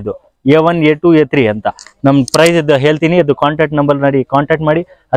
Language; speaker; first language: Kannada; non-native, local second language; Urdu